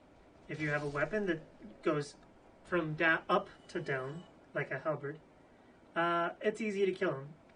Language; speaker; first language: English; native; English